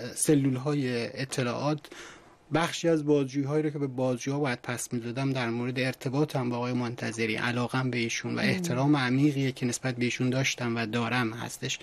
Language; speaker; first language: Persian; native; Persian